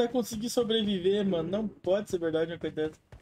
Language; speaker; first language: Portuguese; native; Portuguese